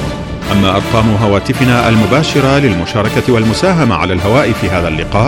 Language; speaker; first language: Arabic; native; Arabic